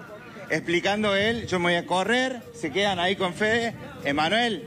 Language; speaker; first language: Spanish; native; Spanish